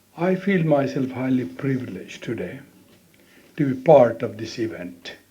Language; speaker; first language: English; non-native, local second language; Hindi